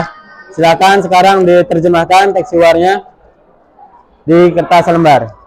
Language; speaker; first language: Indonesian; native; Indonesian